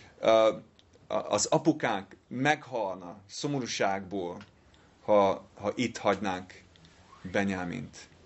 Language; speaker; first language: Hungarian; non-native, fluent; English